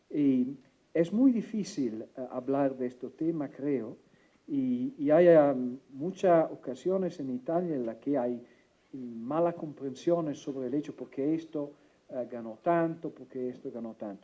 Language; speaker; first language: Spanish; non-native, fluent; Italian